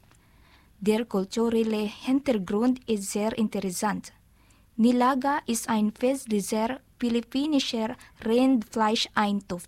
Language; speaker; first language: German; non-native, learner; Filipino